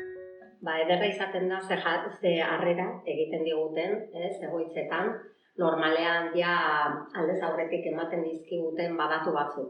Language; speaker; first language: Basque; native; Basque